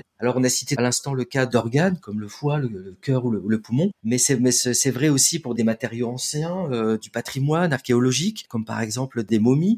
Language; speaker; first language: French; native; French